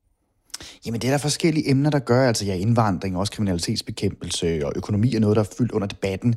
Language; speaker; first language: Danish; native; Danish